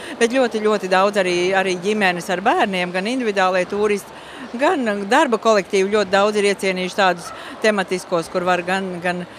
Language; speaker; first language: Latvian; native; Latvian